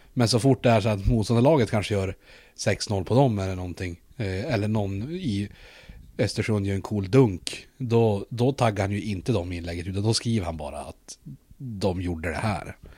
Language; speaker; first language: Swedish; native; Swedish